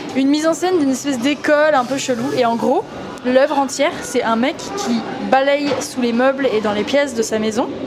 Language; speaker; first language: French; native; French